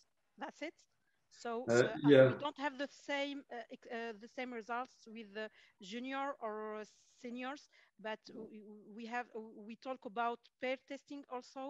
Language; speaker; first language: English; non-native, fluent; Arabic